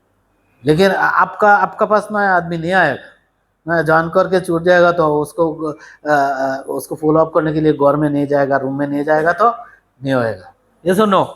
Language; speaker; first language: Hindi; non-native, learner; Bangla